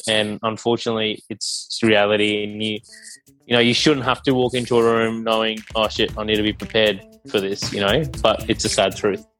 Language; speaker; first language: English; native; English